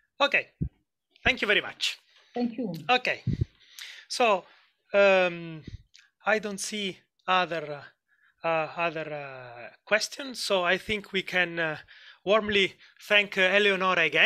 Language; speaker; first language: English; non-native, fluent; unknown